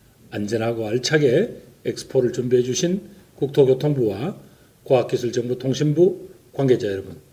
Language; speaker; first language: Korean; native; Korean